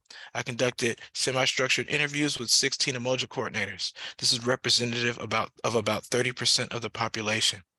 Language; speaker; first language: English; native; English